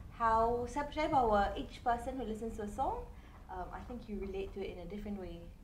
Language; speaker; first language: English; non-native, local second language; Malay